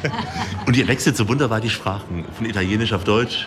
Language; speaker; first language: German; native; German